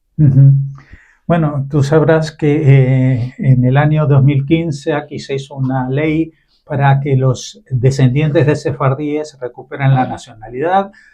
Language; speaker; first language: Spanish; native; Spanish